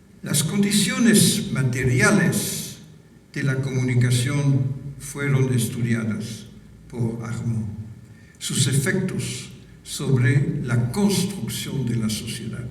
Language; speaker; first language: Spanish; non-native, fluent; French